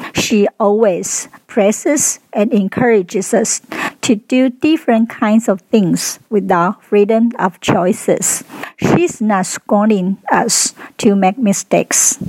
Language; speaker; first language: English; non-native, fluent; Chinese